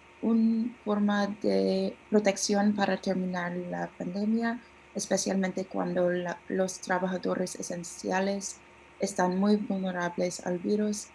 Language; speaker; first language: Spanish; non-native, learner; English